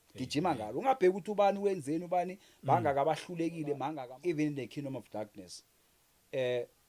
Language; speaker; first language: Zulu; non-native, local second language; South Ndebele